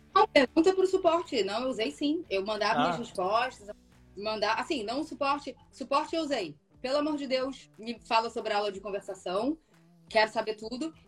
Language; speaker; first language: Portuguese; native; Portuguese